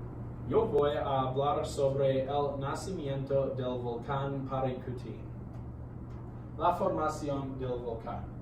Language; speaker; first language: Spanish; non-native, learner; English